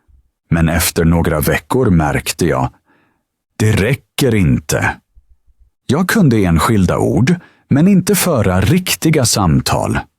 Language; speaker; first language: Swedish; non-native, fluent; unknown